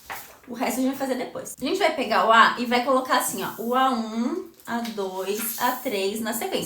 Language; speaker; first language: Portuguese; native; Portuguese